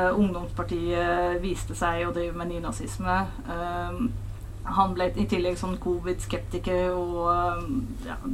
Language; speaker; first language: Norwegian; non-native, fluent; Dutch